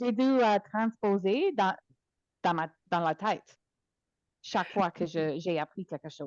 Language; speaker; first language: French; non-native, local second language; English